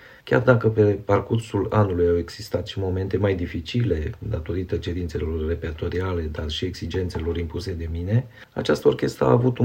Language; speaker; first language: Romanian; native; Romanian